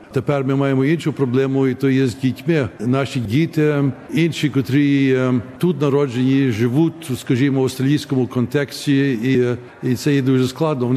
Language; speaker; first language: Ukrainian; early bilingual, heritage; Ukrainian